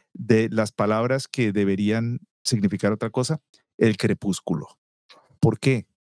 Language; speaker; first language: Spanish; native; Spanish